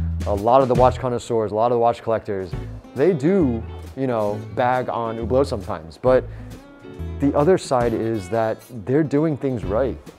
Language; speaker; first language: English; early bilingual, other home language; Chinese